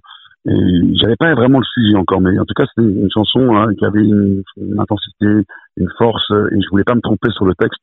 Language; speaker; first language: French; native; French